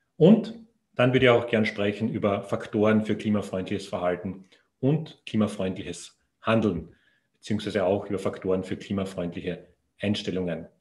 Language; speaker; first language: German; native; German